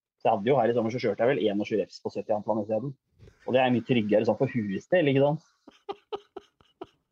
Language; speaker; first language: Norwegian; native; Norwegian